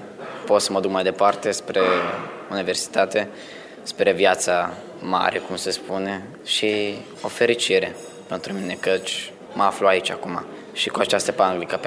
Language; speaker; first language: Romanian; early bilingual, other home language; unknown